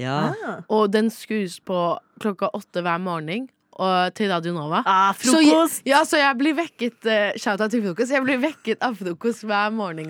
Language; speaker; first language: Norwegian; native; Norwegian